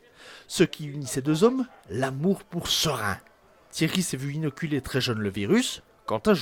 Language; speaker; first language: French; native; French